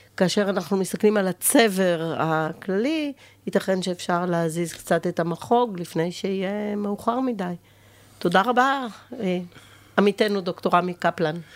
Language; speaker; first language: Hebrew; native; Hebrew